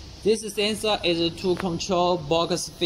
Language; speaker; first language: English; non-native, learner; Chinese